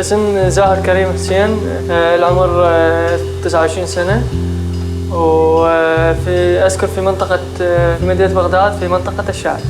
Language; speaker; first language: Arabic; native; Arabic